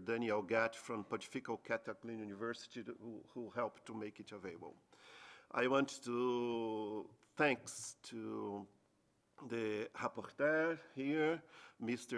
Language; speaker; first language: English; non-native, fluent; Portuguese